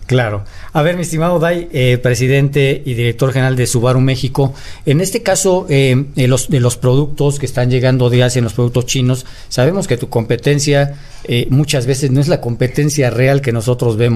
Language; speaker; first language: Spanish; native; Spanish